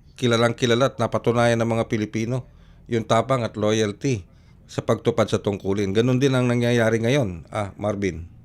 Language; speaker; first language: Filipino; native; Filipino